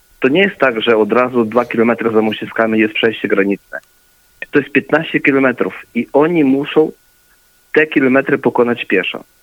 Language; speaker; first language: Polish; early bilingual, heritage; Polish